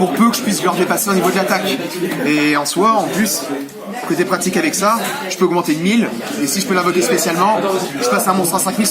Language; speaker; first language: French; native; French